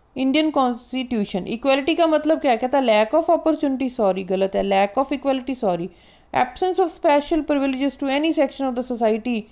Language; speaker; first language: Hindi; non-native, local second language; Punjabi